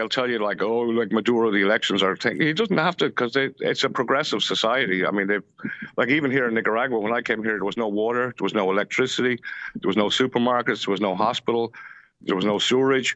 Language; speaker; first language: English; native; English